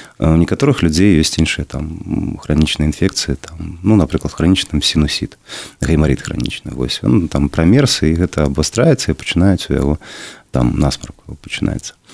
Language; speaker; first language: Belarusian; non-native, local second language; Russian